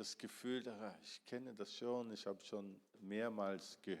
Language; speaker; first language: German; non-native, fluent; Portuguese